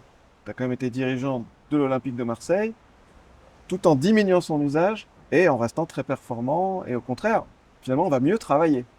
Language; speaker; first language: French; native; French